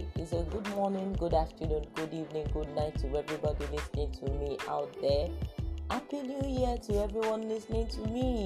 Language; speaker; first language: English; non-native, local second language; Yoruba